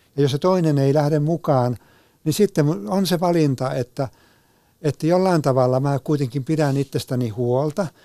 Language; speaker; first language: Finnish; native; Finnish